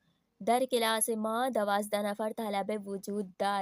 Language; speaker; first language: Persian; non-native, fluent; Urdu